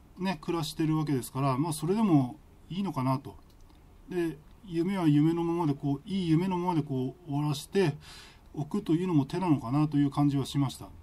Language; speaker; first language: Japanese; native; Japanese